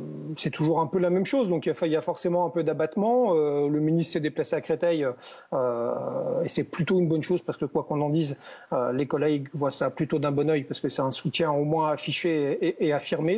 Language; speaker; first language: French; native; French